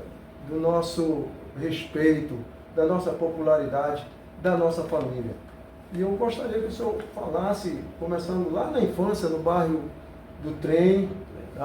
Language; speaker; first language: Portuguese; native; Portuguese